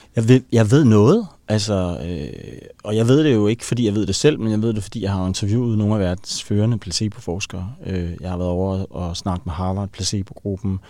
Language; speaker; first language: Danish; native; Danish